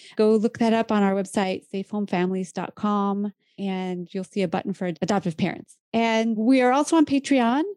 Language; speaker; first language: English; native; English